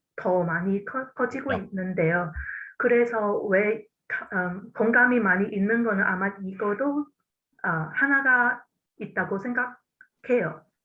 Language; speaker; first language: Korean; non-native, fluent; Cantonese